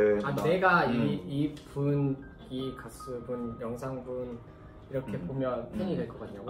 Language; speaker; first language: Korean; native; Korean